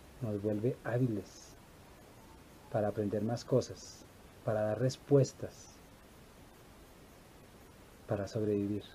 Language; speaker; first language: Spanish; native; Spanish